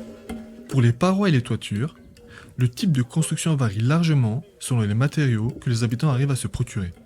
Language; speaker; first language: French; native; French